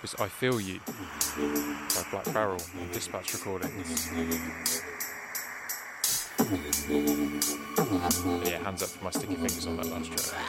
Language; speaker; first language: English; native; English